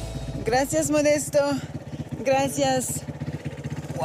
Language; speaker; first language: Spanish; non-native, learner; French